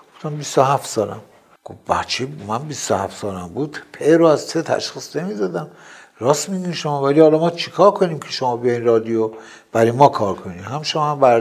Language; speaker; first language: Persian; non-native, local second language; Azerbaijani